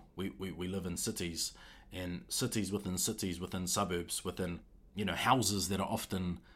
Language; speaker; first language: English; native; English